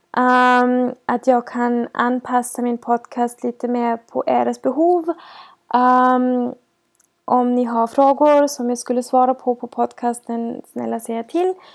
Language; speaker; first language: Swedish; non-native, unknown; German